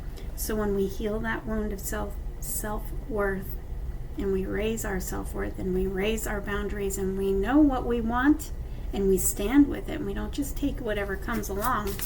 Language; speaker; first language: English; native; English